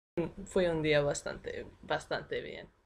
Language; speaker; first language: Spanish; non-native, fluent; English